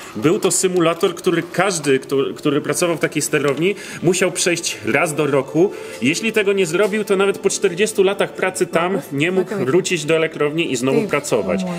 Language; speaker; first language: Polish; native; Polish